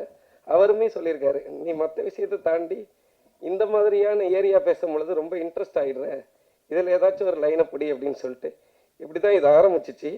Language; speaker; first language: Tamil; native; Tamil